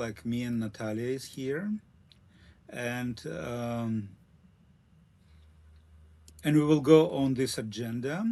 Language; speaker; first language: English; non-native, learner; Russian